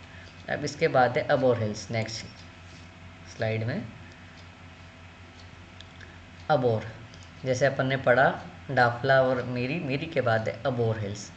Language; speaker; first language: Hindi; native; Hindi